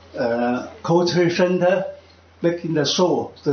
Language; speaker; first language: English; non-native, learner; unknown